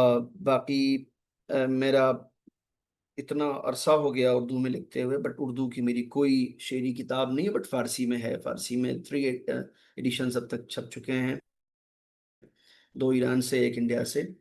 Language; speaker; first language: Hindi; native; Hindi